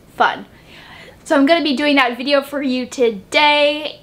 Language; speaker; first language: English; native; English